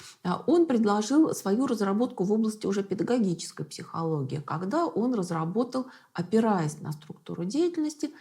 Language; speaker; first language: Russian; native; Russian